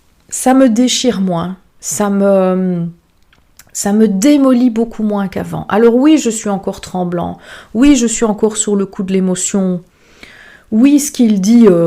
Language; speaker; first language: French; native; French